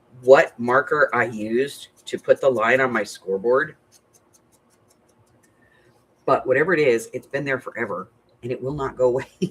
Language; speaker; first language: English; native; English